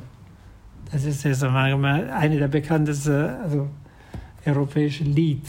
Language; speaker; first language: German; non-native, fluent; Italian